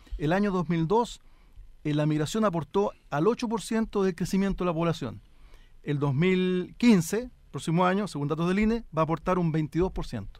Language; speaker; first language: Spanish; native; Spanish